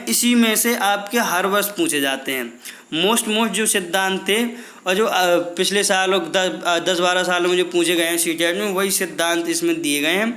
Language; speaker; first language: Hindi; native; Hindi